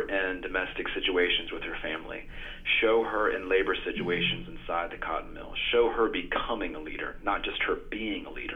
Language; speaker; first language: English; native; English